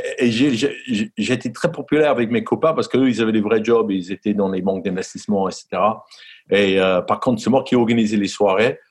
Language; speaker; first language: French; non-native, fluent; English